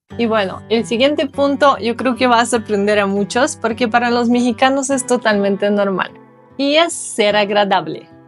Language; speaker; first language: Spanish; non-native, fluent; Russian